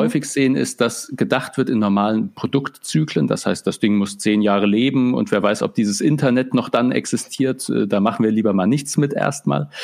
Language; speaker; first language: German; native; German